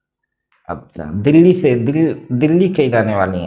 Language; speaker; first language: Hindi; native; Hindi